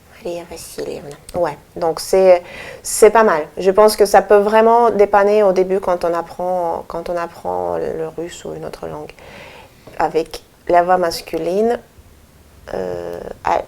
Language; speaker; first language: French; non-native, fluent; Russian